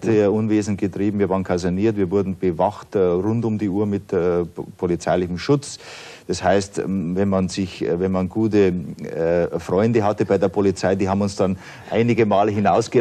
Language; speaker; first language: German; native; German